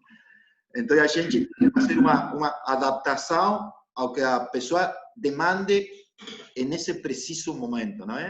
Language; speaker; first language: Portuguese; non-native, learner; Spanish